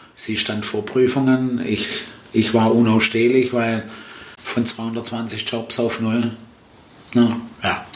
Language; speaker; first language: German; early bilingual, other home language; Italian